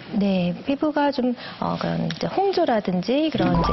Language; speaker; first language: Korean; native; Korean